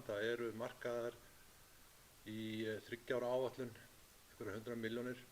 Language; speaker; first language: Icelandic; native; Icelandic